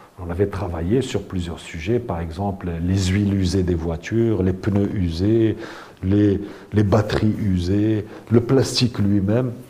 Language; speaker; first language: French; non-native, local second language; Arabic